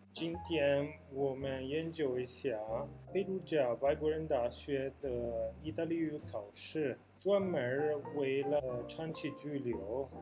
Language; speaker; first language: Chinese; non-native, fluent; Italian